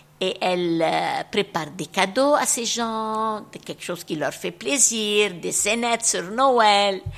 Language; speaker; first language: French; non-native, local second language; Arabic